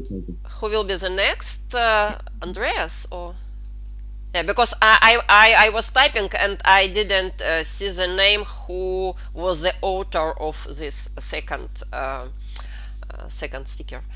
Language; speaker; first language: English; non-native, fluent; Russian